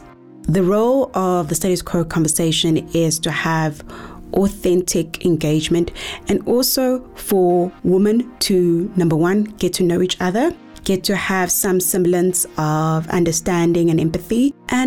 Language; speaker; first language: English; non-native, local second language; Xhosa